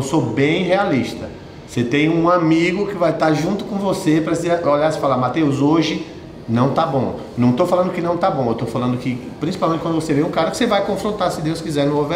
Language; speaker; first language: Portuguese; native; Portuguese